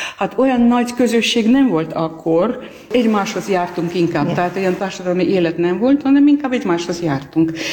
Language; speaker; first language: Hungarian; non-native, fluent; Armenian